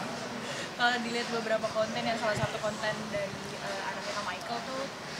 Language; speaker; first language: Indonesian; native; Indonesian